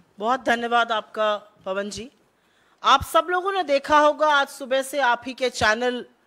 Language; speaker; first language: Hindi; native; Hindi